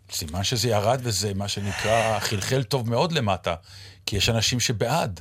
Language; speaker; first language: Hebrew; native; Hebrew